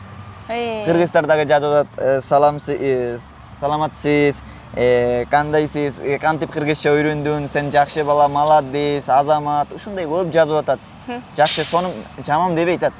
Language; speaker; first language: Kyrgyz; non-native, learner; Bangla